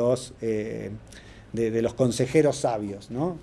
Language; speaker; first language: Spanish; native; Spanish